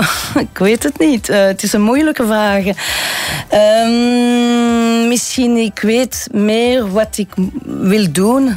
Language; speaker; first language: Dutch; non-native, local second language; French